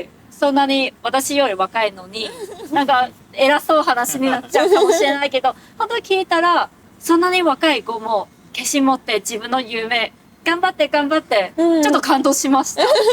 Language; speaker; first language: Japanese; non-native, learner; Cantonese